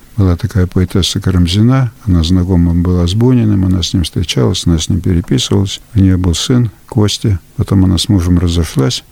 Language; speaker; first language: Russian; early bilingual, heritage; Russian